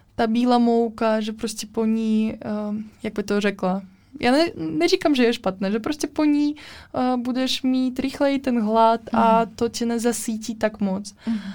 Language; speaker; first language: Czech; non-native, fluent; Russian